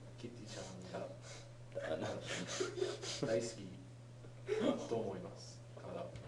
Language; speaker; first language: Japanese; non-native, learner; English